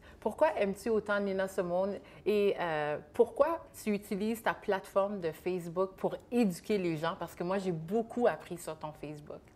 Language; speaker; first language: French; native; French